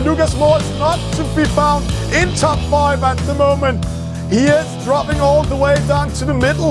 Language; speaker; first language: English; non-native, fluent; Danish